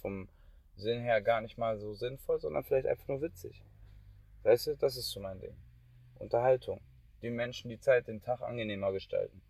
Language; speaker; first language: German; native; German